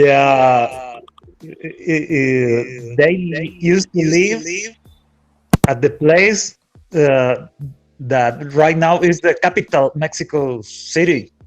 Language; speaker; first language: English; non-native, fluent; Spanish